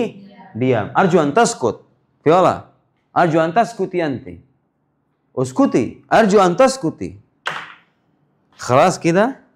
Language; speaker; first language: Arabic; non-native, fluent; Indonesian